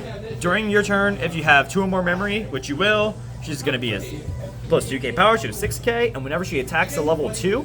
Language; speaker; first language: English; native; English